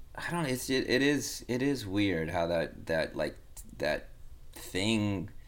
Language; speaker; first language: English; native; English